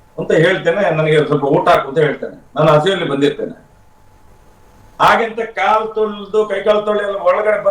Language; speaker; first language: Kannada; non-native, local second language; Tulu